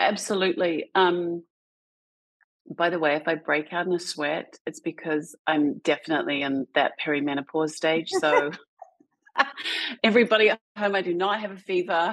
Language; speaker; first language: English; native; English